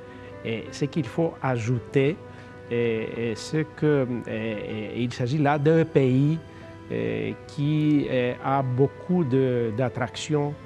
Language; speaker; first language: French; non-native, fluent; Greek